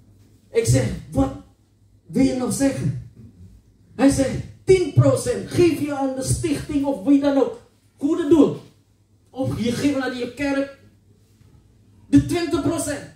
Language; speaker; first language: Dutch; non-native, learner; Indonesian